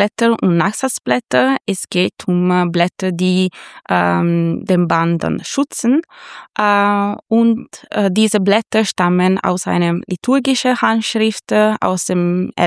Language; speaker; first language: German; non-native, fluent; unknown